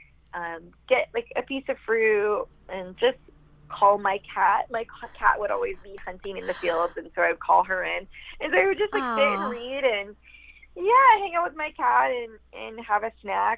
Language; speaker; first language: English; native; English